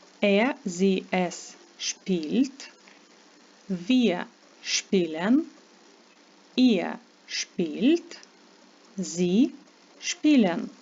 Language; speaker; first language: German; non-native, fluent; Ukrainian